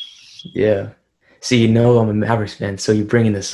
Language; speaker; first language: English; native; English